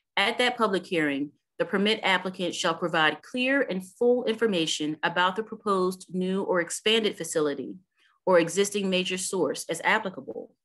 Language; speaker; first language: English; native; English